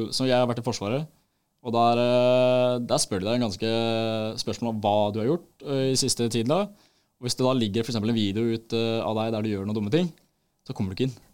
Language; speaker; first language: Norwegian; native; Norwegian